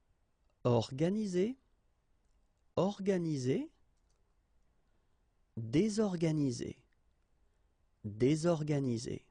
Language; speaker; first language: French; native; French